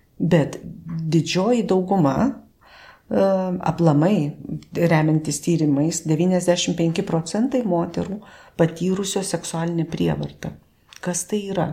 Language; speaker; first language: Lithuanian; native; Lithuanian